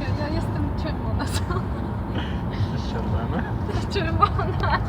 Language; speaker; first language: Polish; non-native, learner; Ukrainian